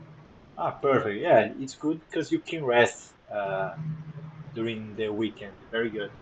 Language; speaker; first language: English; non-native, fluent; Portuguese